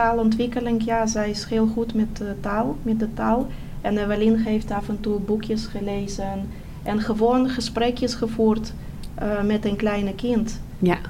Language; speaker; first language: Dutch; non-native, fluent; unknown